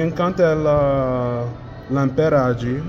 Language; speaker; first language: Spanish; non-native, learner; English